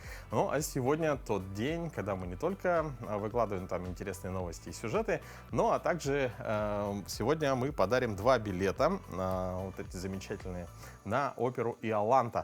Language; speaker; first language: Russian; native; Russian